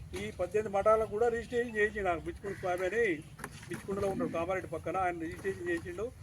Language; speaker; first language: Telugu; native; Telugu